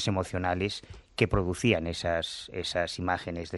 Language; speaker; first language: Spanish; native; Spanish